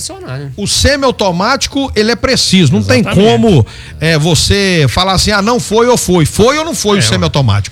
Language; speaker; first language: Portuguese; native; Portuguese